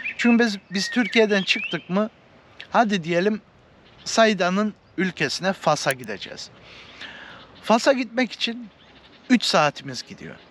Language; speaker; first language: Turkish; early bilingual, heritage; Turkish